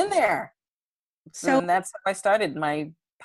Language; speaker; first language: English; native; English